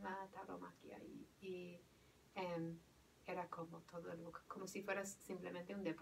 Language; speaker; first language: Spanish; non-native, fluent; English